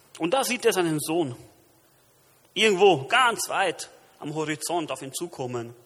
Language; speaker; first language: German; early bilingual, other home language; Romanian